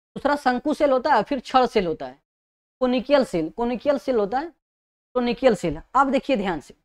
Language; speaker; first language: Hindi; native; Hindi